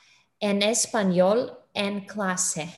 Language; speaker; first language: Spanish; non-native, learner; English